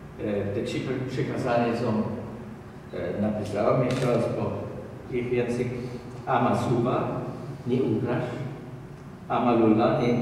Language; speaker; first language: Polish; non-native, learner; German